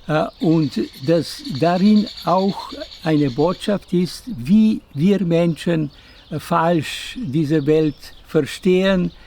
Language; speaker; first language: German; non-native, fluent; Slovenian